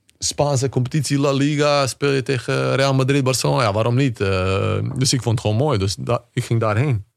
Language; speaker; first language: Dutch; early bilingual, other home language; Bosnian